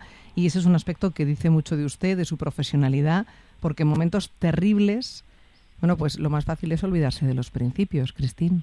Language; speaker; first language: Spanish; native; Spanish